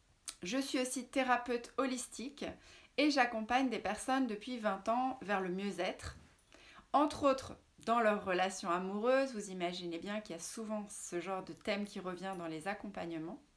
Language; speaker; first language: French; native; French